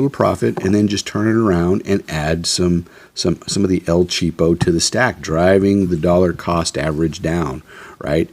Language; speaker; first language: English; native; English